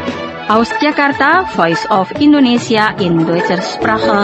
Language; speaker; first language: German; non-native, fluent; Indonesian